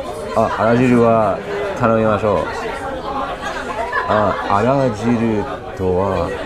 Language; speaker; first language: Japanese; non-native, learner; English